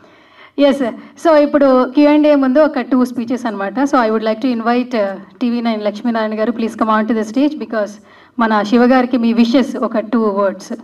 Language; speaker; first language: Telugu; native; Telugu